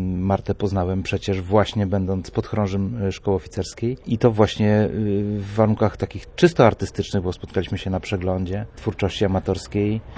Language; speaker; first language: Polish; native; Polish